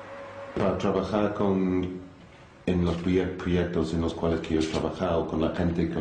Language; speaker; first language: Spanish; non-native, fluent; English